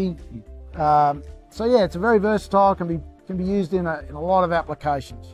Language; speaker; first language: English; native; English